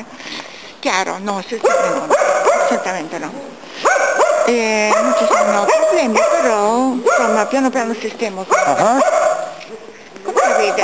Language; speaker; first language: Italian; non-native, learner; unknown